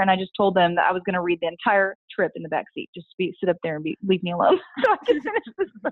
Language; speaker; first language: English; native; English